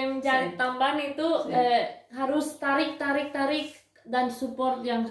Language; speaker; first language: Indonesian; non-native, fluent; Spanish